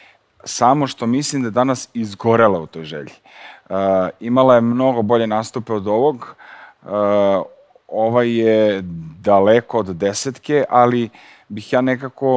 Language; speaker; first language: Serbian; native; Serbian